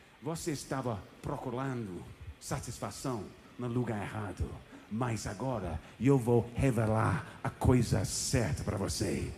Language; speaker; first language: Portuguese; non-native, fluent; English